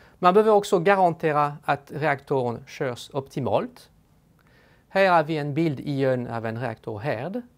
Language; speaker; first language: Swedish; non-native, fluent; French